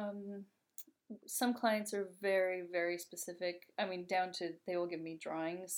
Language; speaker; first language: English; native; English